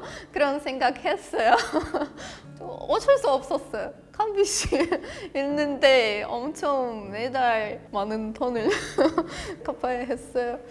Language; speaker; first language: Korean; non-native, learner; Russian